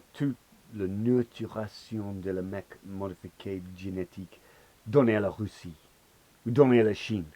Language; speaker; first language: French; non-native, learner; English